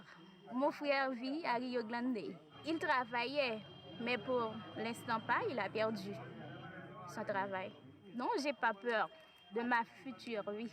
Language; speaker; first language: French; non-native, local second language; Haitian Creole